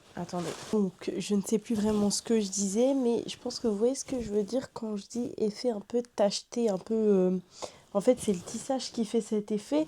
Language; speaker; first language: French; native; French